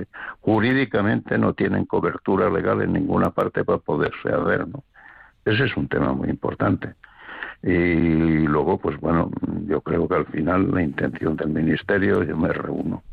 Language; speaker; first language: Spanish; native; Spanish